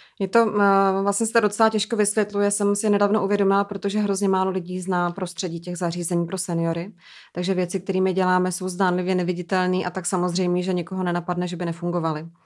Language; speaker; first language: Czech; native; Czech